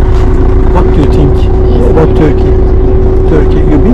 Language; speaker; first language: English; non-native, learner; Turkish